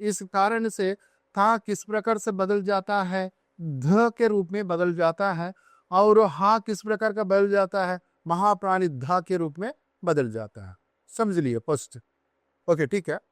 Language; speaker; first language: Hindi; non-native, local second language; Telugu